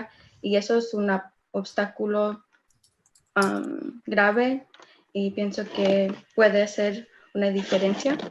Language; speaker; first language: Spanish; early bilingual, heritage; Spanish